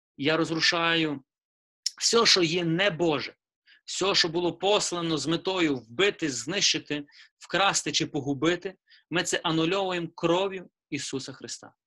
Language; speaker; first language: Ukrainian; native; Ukrainian